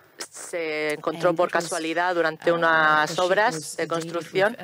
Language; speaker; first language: Spanish; non-native, fluent; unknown